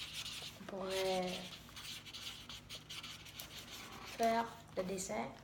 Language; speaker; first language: French; native; French